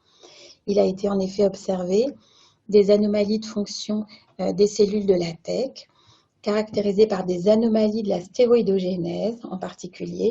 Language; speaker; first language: French; native; French